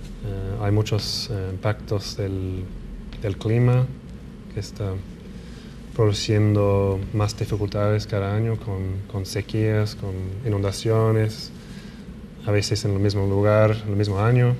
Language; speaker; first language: Spanish; non-native, fluent; English